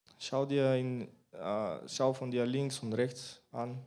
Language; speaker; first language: German; non-native, learner; Bulgarian